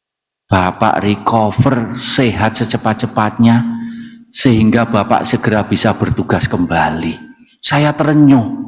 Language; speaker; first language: Indonesian; native; Indonesian